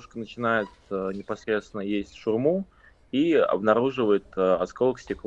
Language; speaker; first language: Russian; native; Russian